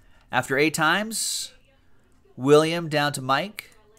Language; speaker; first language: English; native; English